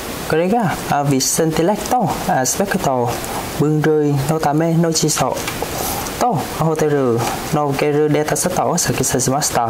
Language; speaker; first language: Japanese; non-native, fluent; Vietnamese